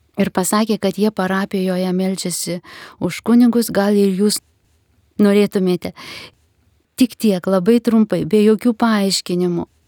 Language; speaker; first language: Lithuanian; native; Lithuanian